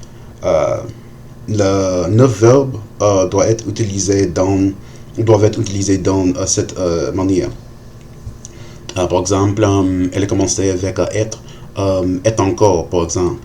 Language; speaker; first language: French; non-native, learner; English